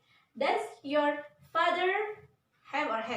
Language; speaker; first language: English; non-native, learner; Indonesian